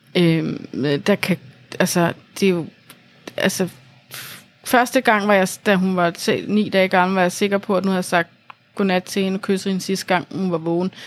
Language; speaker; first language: Danish; native; Danish